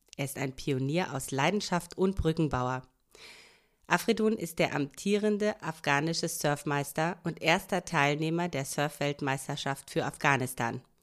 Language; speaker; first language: German; native; German